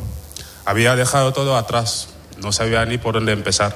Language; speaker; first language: Spanish; non-native, fluent; Wolof